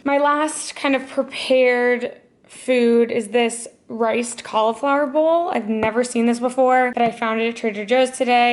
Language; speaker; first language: English; native; English